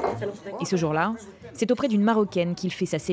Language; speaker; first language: French; native; French